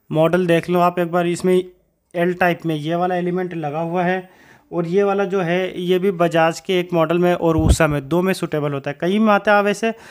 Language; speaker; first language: Hindi; native; Hindi